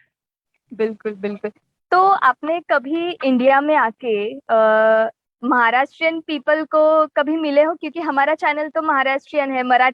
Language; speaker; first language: Hindi; non-native, local second language; Marathi